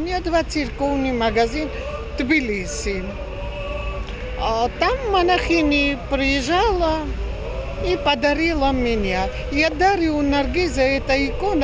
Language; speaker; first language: Russian; non-native, learner; Georgian